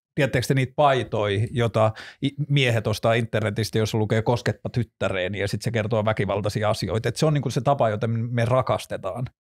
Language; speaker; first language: Finnish; native; Finnish